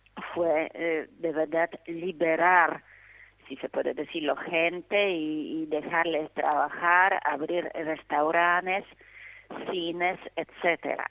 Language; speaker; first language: Spanish; non-native, fluent; Polish